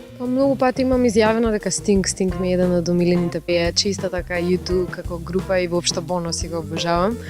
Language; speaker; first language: Macedonian; early bilingual, other home language; Russian